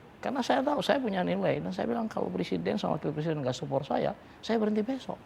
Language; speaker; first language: Indonesian; native; Indonesian